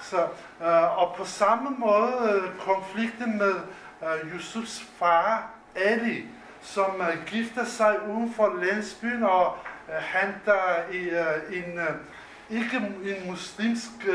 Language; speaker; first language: Danish; non-native, fluent; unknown